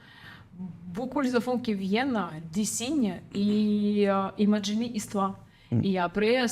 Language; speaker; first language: French; non-native, learner; Ukrainian